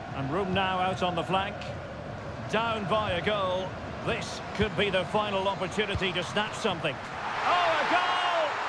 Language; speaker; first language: English; native; English